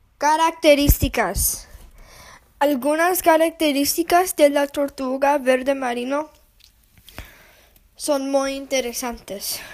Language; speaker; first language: Spanish; non-native, learner; English